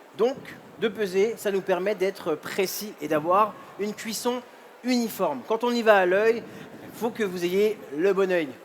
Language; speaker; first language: French; native; French